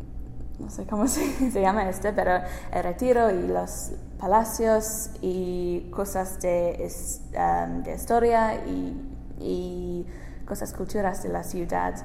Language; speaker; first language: Spanish; non-native, learner; English